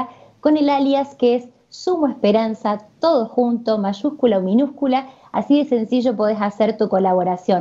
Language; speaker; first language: Spanish; native; Spanish